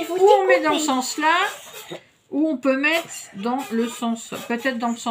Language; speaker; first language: French; native; French